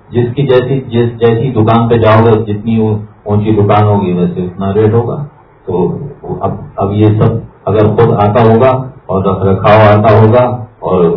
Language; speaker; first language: Urdu; native; Urdu